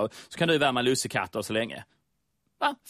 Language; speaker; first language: Swedish; native; Swedish